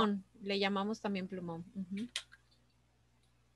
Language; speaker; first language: Spanish; native; Spanish